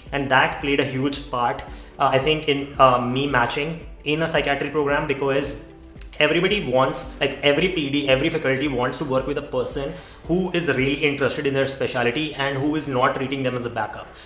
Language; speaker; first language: English; non-native, local second language; Hindi